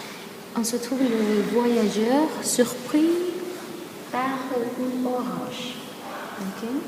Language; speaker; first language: French; non-native, learner; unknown